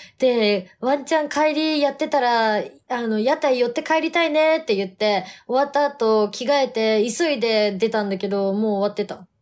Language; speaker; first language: Japanese; native; Japanese